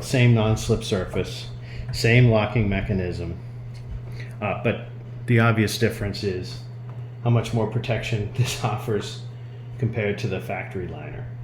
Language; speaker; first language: English; native; English